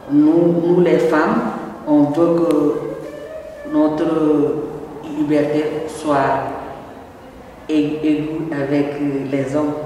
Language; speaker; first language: French; non-native, fluent; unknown